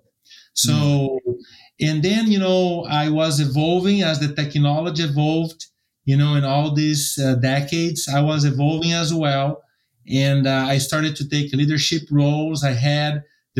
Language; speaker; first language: English; non-native, fluent; Portuguese